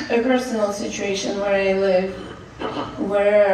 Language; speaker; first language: English; non-native, fluent; Russian